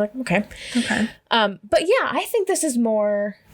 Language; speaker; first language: English; native; English